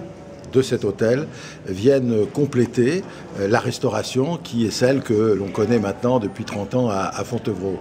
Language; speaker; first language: French; native; French